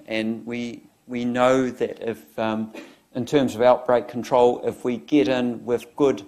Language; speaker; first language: English; native; English